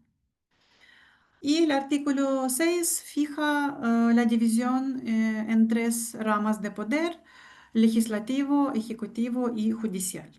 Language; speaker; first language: Spanish; non-native, fluent; Ukrainian